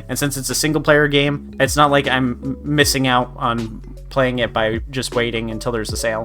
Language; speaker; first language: English; native; English